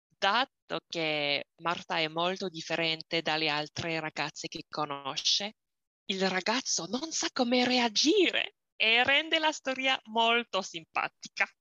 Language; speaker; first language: Italian; non-native, learner; English